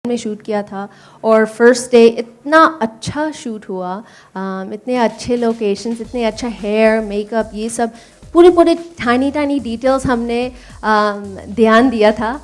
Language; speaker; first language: Hindi; non-native, learner; English